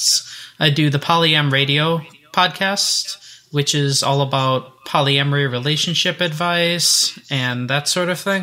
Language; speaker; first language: English; native; English